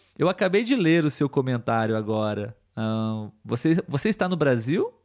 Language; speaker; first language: Portuguese; native; Portuguese